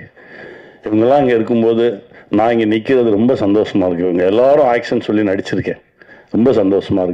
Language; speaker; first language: Tamil; native; Tamil